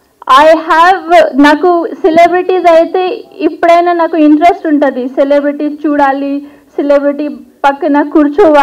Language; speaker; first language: Telugu; non-native, learner; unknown